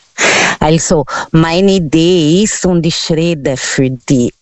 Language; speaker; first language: German; non-native, learner; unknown